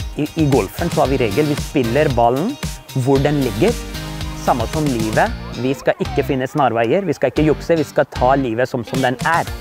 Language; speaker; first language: Norwegian; non-native, fluent; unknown